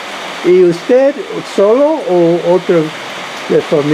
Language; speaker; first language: Spanish; non-native, learner; English